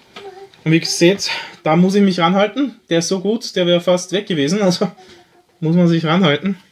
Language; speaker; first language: German; native; German